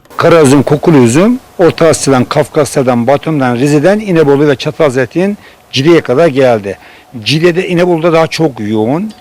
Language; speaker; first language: Turkish; native; Turkish